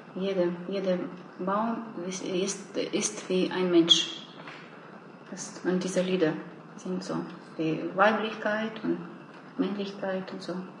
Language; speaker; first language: German; non-native, learner; Russian